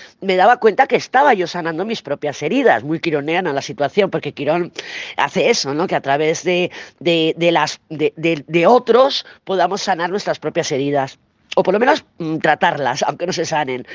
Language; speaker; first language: Spanish; native; Spanish